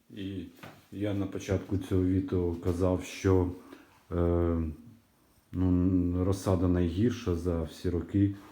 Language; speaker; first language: Ukrainian; native; Ukrainian